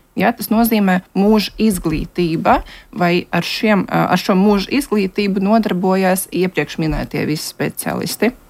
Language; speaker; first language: Latvian; non-native, local second language; Russian